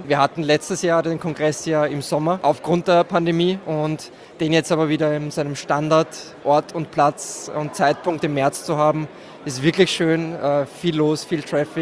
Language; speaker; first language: German; native; German